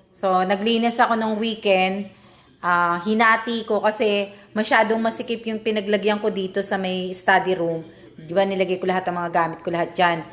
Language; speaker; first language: Filipino; native; Filipino